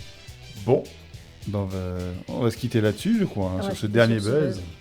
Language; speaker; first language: French; native; French